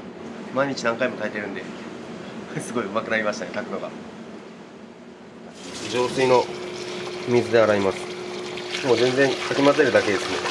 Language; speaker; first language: Japanese; native; Japanese